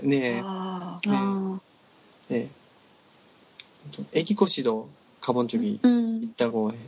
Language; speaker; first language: Korean; non-native, learner; Japanese